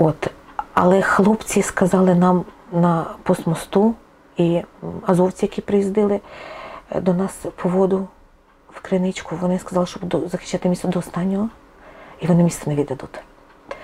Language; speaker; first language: Ukrainian; non-native, local second language; Russian